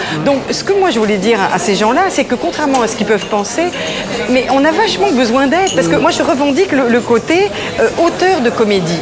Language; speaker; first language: French; native; French